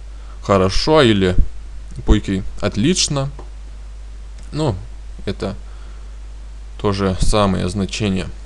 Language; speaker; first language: Russian; non-native, fluent; Lithuanian